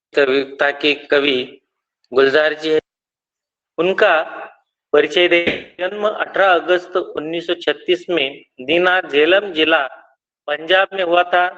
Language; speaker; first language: Hindi; non-native, local second language; Marathi